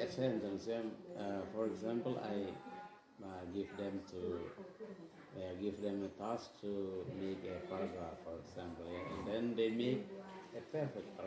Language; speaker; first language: English; non-native, fluent; Indonesian